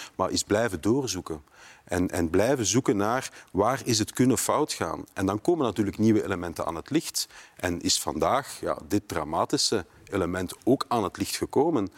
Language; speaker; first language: Dutch; native; Dutch